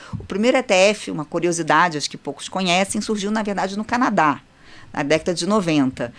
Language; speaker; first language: Portuguese; native; Portuguese